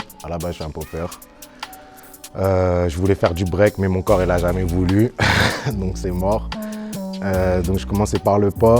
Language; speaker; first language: French; native; French